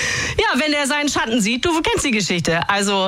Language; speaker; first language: German; native; German